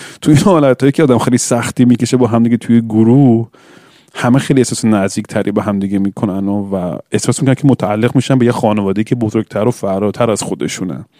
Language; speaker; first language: Persian; early bilingual, heritage; English